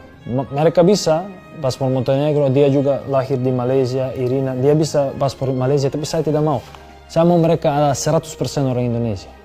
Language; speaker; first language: Indonesian; non-native, fluent; Serbian